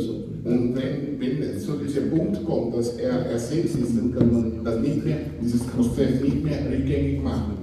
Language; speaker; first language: German; non-native, fluent; Portuguese